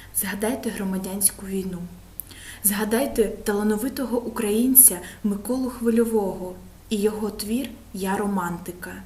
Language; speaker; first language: Ukrainian; non-native, local second language; Russian